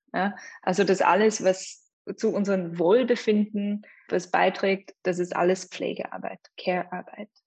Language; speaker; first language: German; non-native, fluent; English